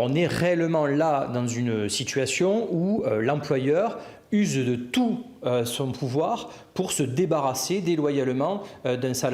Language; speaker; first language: French; native; French